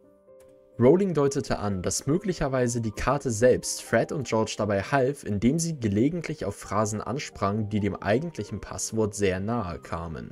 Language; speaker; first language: German; native; German